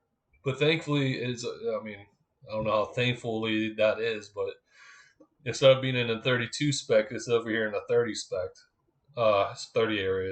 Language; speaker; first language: English; native; English